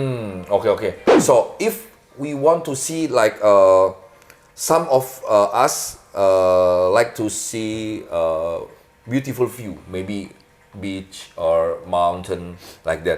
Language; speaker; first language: English; non-native, learner; Indonesian